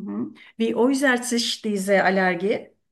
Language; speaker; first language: German; non-native, learner; Turkish